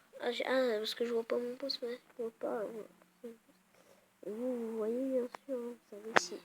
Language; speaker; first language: French; native; French